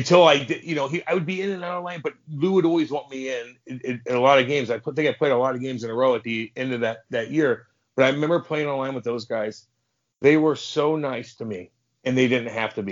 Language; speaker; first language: English; native; English